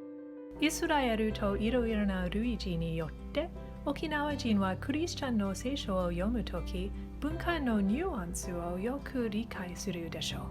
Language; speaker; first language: Japanese; non-native, learner; English